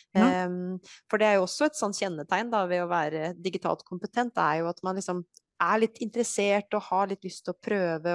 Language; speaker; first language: Norwegian; native; Norwegian